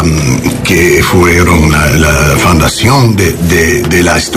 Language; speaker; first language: Spanish; non-native, learner; English